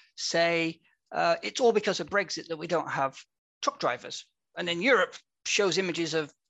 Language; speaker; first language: English; native; English